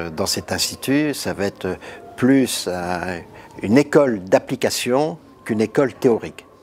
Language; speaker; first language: French; native; French